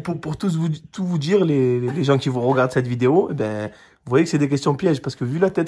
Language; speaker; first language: French; native; French